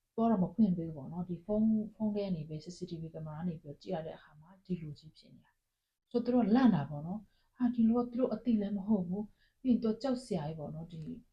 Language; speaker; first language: Burmese; non-native, local second language; Tedim Chin